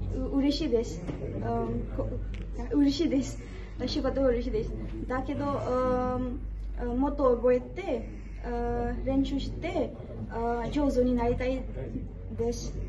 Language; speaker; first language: Japanese; non-native, learner; Garo